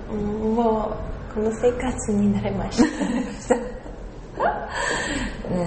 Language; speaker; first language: Japanese; non-native, learner; Russian